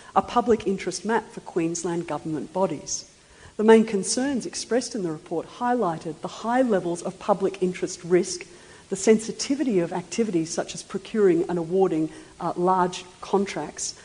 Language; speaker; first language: English; native; English